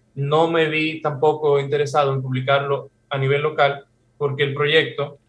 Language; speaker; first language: Spanish; non-native, fluent; Russian